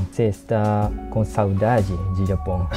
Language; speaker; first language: Portuguese; non-native, learner; Japanese